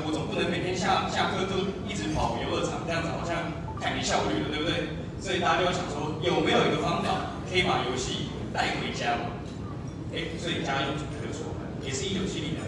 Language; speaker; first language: Chinese; native; Chinese